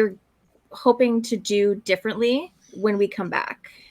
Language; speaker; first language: English; native; English